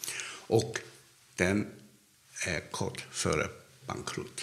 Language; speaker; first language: Swedish; non-native, fluent; Cantonese